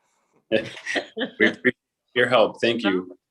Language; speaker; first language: English; native; English